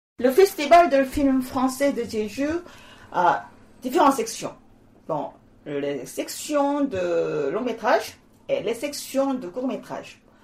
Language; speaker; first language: French; non-native, fluent; Korean